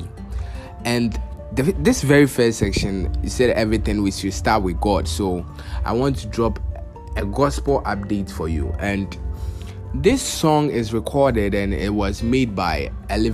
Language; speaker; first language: English; non-native, local second language; Akan